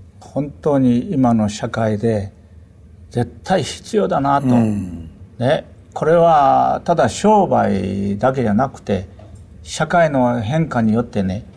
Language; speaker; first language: Japanese; non-native, fluent; Korean